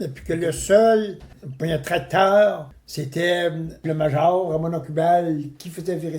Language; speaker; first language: French; native; French